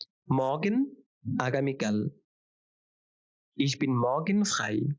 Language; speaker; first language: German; non-native, fluent; Bangla